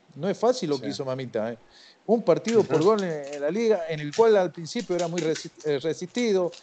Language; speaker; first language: Spanish; native; Spanish